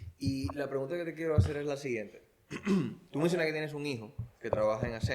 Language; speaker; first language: Spanish; native; Spanish